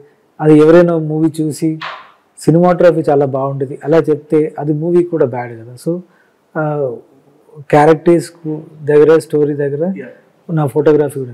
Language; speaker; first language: Telugu; non-native, learner; Malayalam